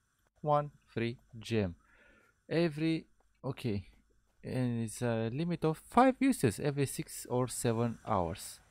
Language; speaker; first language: English; non-native, fluent; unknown